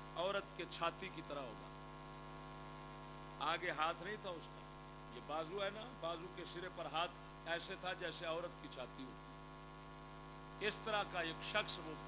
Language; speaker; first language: Urdu; non-native, local second language; Punjabi